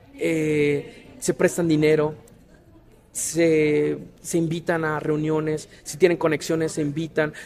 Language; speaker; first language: Spanish; native; Spanish